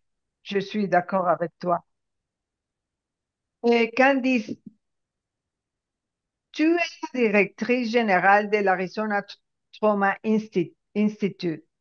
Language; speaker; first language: French; non-native, fluent; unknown